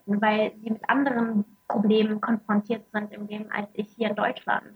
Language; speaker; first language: German; early bilingual, other home language; Arabic